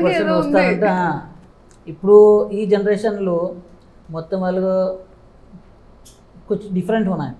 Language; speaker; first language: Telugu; non-native, local second language; Kannada